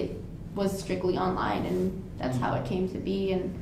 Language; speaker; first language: English; native; English